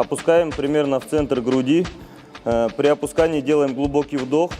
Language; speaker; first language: Russian; native; Russian